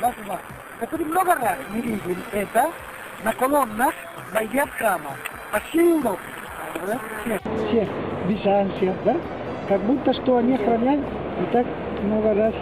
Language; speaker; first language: Russian; non-native, learner; Italian